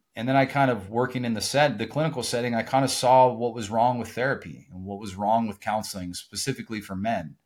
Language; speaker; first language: English; native; English